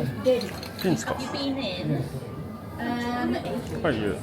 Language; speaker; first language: Japanese; non-native, fluent; French